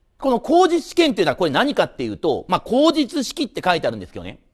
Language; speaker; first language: Japanese; native; Japanese